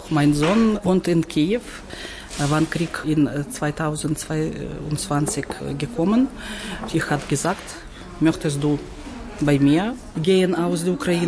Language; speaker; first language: German; non-native, learner; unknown